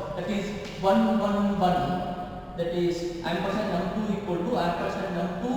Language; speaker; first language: English; non-native, local second language; Kannada